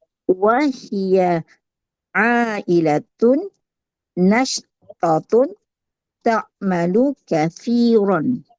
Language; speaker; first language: Arabic; non-native, learner; Indonesian